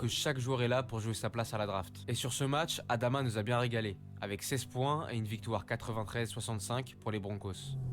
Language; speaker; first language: French; native; French